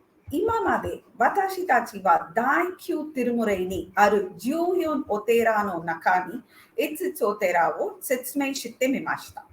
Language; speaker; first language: Japanese; non-native, learner; Tamil